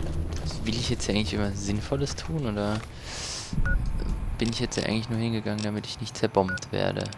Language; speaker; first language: German; native; German